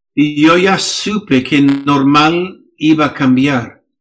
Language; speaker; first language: Spanish; non-native, fluent; English